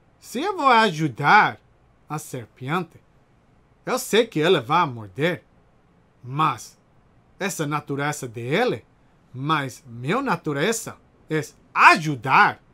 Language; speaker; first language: Portuguese; non-native, learner; Spanish